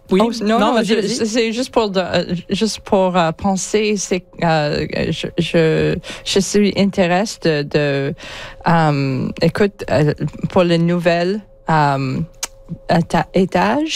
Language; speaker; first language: French; non-native, learner; English